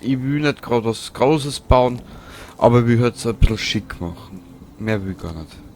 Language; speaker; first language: German; native; German